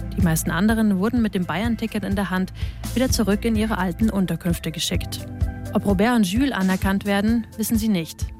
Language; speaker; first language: German; native; German